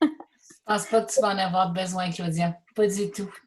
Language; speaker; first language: French; native; French